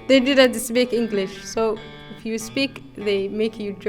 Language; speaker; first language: English; non-native, local second language; Somali